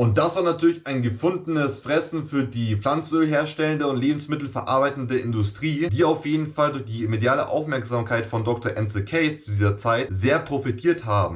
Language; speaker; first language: German; native; German